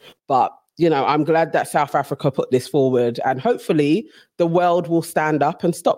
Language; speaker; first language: English; native; English